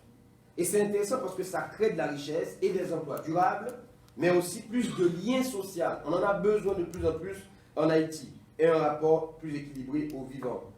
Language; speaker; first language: French; non-native, local second language; Haitian Creole